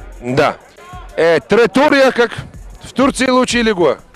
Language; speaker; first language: Russian; non-native, learner; Turkish